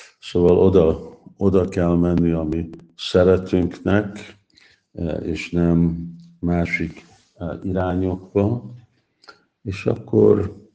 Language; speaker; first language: Hungarian; early bilingual, heritage; Hungarian